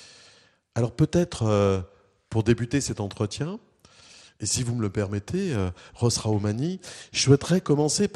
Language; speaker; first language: French; native; French